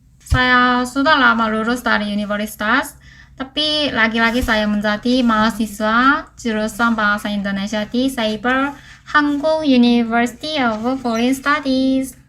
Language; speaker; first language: Indonesian; non-native, learner; Korean